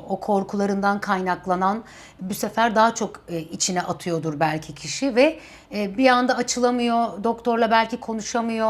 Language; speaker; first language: Turkish; native; Turkish